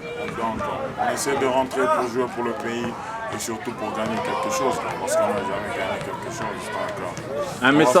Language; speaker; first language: French; non-native, local second language; Swahili